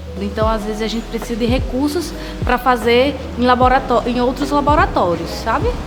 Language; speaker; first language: Portuguese; native; Portuguese